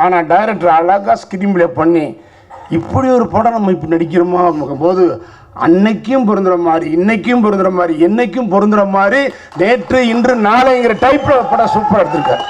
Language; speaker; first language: Tamil; native; Tamil